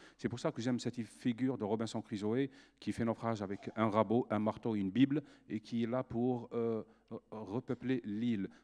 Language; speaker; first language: French; non-native, local second language; Arabic